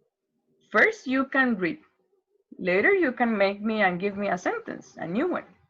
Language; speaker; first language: English; non-native, learner; Spanish